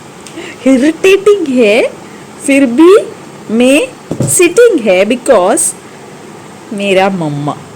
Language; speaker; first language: Hindi; non-native, local second language; Tulu